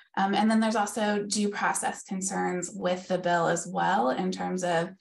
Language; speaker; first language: English; native; English